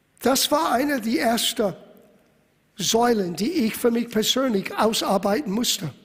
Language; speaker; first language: German; non-native, fluent; English